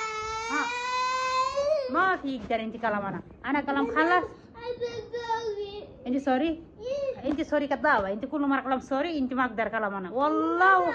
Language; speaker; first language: Arabic; non-native, learner; Bangla